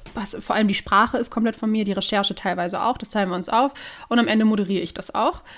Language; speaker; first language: German; native; German